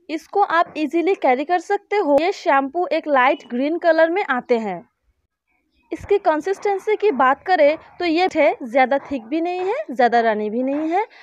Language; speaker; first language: Hindi; non-native, local second language; Bangla